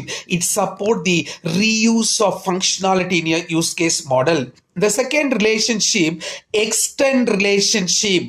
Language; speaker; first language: English; non-native, local second language; Tamil